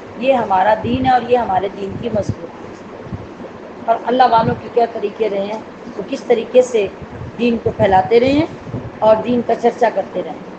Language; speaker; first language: Urdu; non-native, local second language; Punjabi